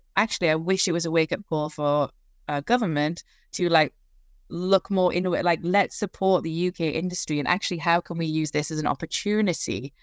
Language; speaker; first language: English; native; English